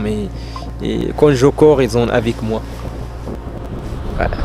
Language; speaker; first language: French; non-native, learner; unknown